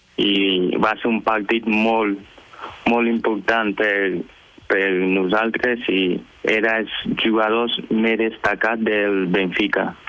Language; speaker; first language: Catalan; early bilingual, other home language; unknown